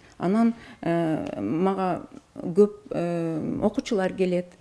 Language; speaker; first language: Kyrgyz; non-native, local second language; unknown